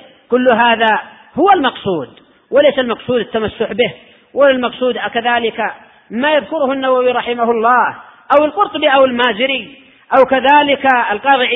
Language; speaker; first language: Arabic; native; Arabic